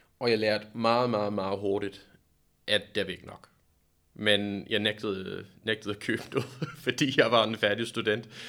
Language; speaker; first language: Danish; non-native, fluent; English